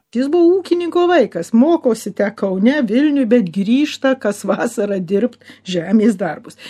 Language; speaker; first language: Lithuanian; early bilingual, heritage; Lithuanian